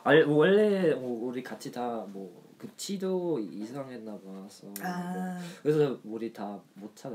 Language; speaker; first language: Korean; non-native, learner; German